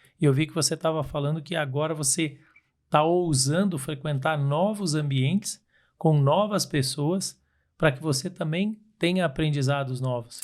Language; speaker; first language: Portuguese; native; Portuguese